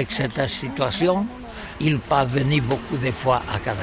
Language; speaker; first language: French; non-native, learner; Catalan